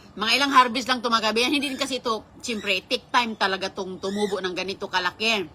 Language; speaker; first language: Filipino; non-native, local second language; Cebuano